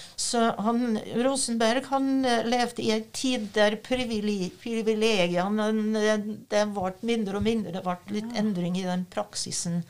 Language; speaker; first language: Norwegian; non-native, fluent; French